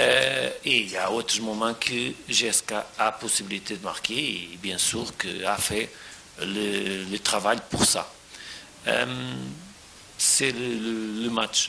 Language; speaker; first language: French; non-native, fluent; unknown